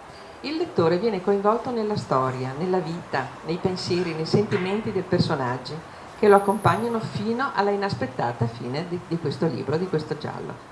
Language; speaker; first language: Italian; native; Italian